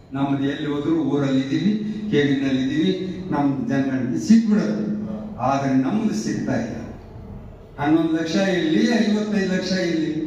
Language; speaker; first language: Kannada; non-native, local second language; Lambadi